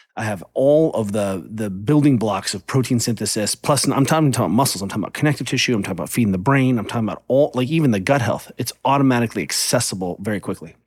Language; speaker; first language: English; early bilingual, other home language; German